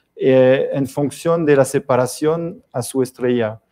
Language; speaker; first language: Spanish; non-native, fluent; French